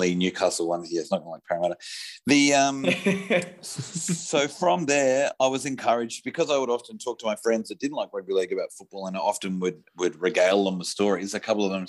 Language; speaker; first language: English; native; English